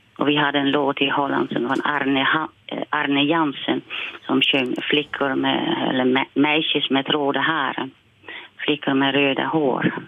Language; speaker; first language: Swedish; non-native, fluent; Dutch